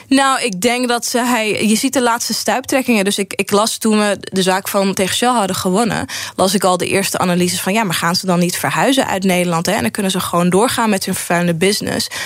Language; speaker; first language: Dutch; early bilingual, other home language; Arabic